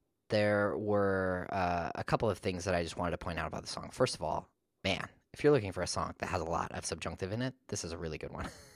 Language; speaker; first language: English; native; English